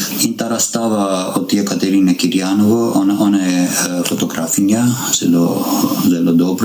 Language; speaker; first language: Slovenian; non-native, learner; Armenian